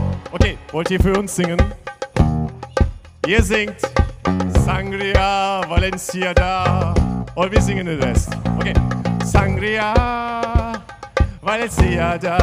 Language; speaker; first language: German; non-native, fluent; Turkish